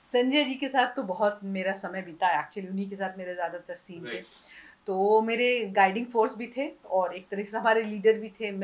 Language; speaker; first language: Hindi; native; Hindi